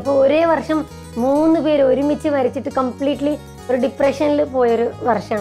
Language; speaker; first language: Malayalam; native; Malayalam